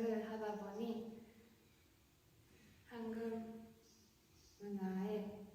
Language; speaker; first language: Korean; non-native, fluent; Japanese